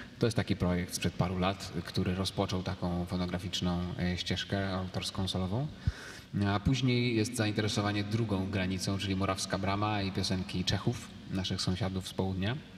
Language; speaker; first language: Polish; native; Polish